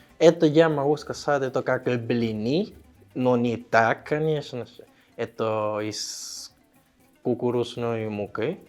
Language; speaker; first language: Russian; non-native, learner; Spanish